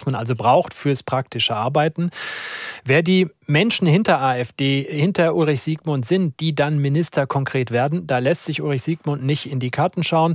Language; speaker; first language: German; native; German